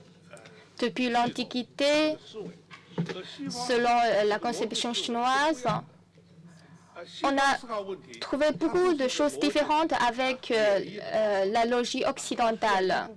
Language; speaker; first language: French; non-native, fluent; Chinese